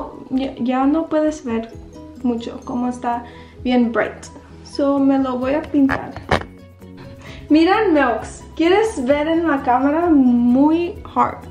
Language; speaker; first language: Spanish; early bilingual, heritage; Spanish